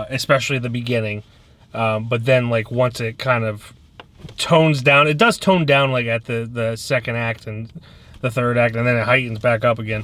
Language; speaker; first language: English; native; English